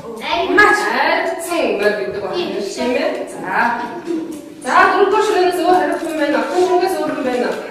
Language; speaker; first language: Mongolian; native; Mongolian